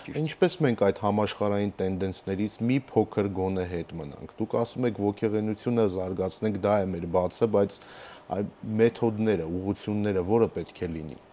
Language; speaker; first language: Armenian; native; Armenian